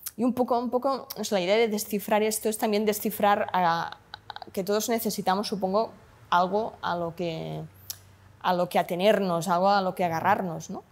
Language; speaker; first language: Spanish; non-native, local second language; Catalan